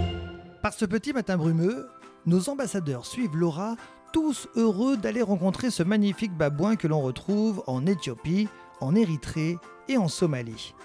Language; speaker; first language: French; native; French